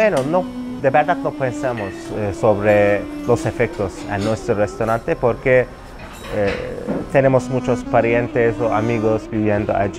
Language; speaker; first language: Spanish; non-native, fluent; Turkish